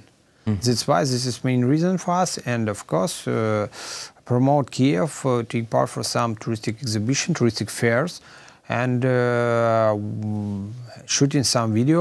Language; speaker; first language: English; non-native, learner; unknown